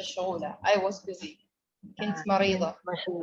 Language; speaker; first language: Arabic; non-native, fluent; Urdu